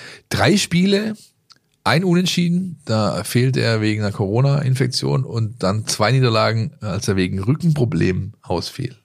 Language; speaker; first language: German; native; German